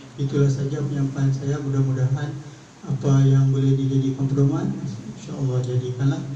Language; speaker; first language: Malay; native; Malay